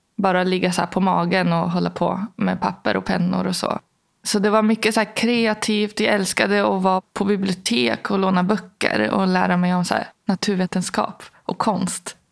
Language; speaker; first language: Swedish; early bilingual, other home language; Arabic